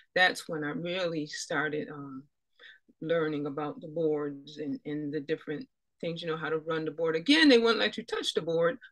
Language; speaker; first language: English; native; English